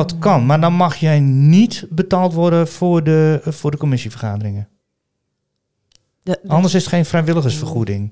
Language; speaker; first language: Dutch; native; Dutch